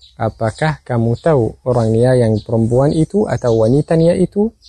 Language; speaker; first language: Indonesian; non-native, fluent; Arabic